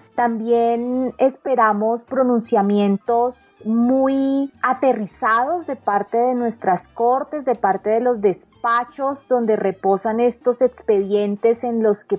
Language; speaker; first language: Spanish; native; Spanish